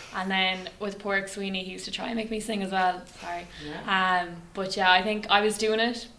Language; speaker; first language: English; native; English